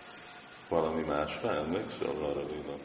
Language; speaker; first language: Hungarian; non-native, fluent; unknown